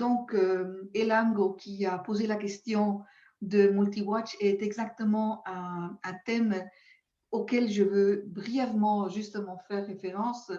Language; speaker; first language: French; non-native, local second language; German